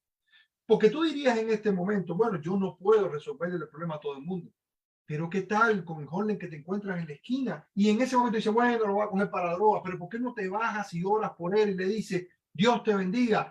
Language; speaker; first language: Spanish; native; Spanish